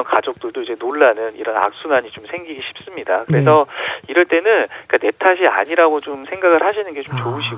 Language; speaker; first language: Korean; native; Korean